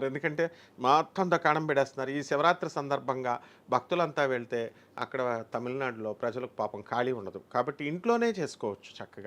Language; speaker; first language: Telugu; native; Telugu